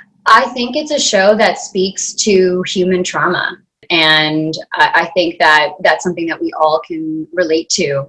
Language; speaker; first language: English; early bilingual, other home language; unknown